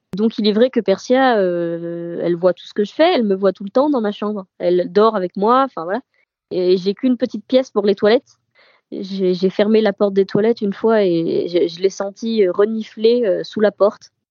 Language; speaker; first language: French; native; French